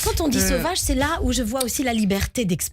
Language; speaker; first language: French; native; French